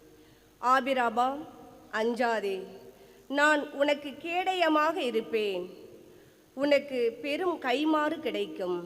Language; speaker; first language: Tamil; native; Tamil